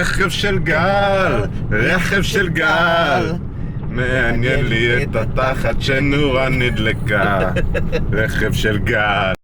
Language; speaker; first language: Hebrew; native; Hebrew